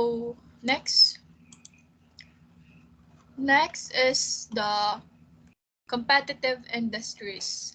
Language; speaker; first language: English; non-native, local second language; Filipino